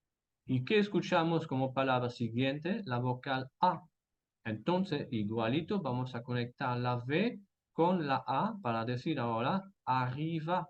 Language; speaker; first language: Spanish; non-native, fluent; French